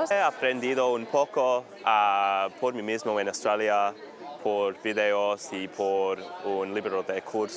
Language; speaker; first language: Spanish; non-native, learner; English